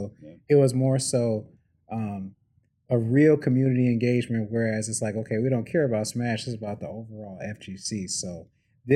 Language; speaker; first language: English; native; English